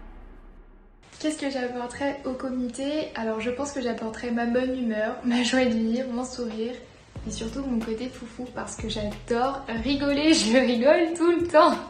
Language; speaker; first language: French; native; French